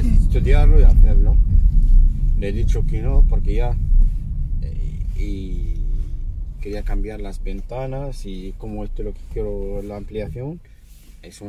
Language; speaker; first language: Spanish; non-native, fluent; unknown